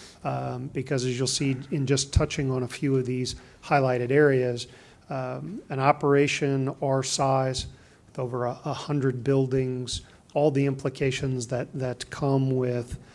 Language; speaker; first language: English; native; English